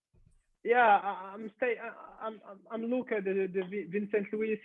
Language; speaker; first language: English; non-native, learner; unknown